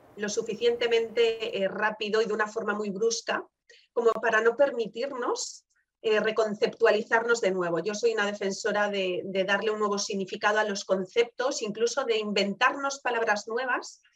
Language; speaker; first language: Spanish; native; Spanish